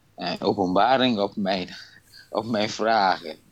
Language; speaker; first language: Dutch; non-native, fluent; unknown